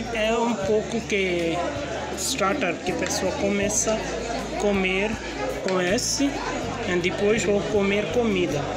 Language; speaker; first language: Portuguese; non-native, learner; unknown